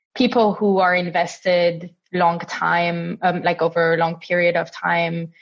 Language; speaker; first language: English; non-native, fluent; Italian